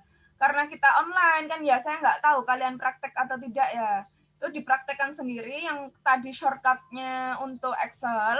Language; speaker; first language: Indonesian; native; Indonesian